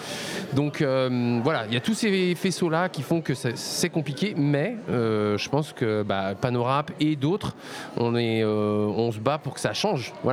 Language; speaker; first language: French; native; French